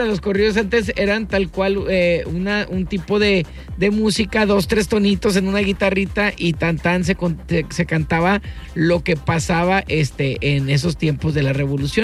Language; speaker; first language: Spanish; native; Spanish